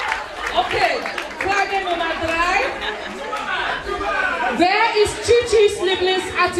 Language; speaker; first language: German; non-native, fluent; Igbo